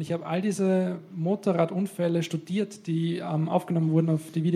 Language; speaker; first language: German; native; German